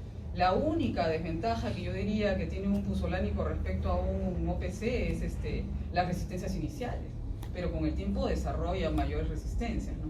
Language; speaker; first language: Spanish; native; Spanish